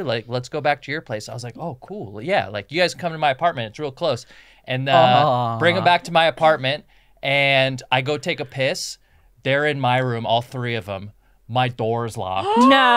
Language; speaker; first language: English; native; English